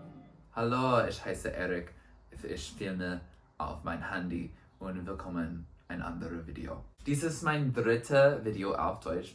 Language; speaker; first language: German; non-native, learner; English